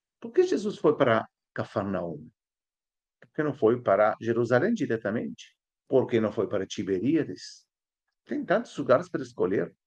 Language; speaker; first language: Portuguese; non-native, fluent; Spanish